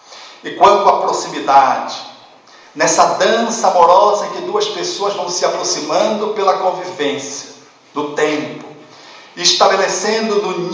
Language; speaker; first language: Portuguese; native; Portuguese